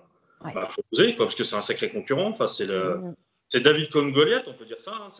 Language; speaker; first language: French; native; French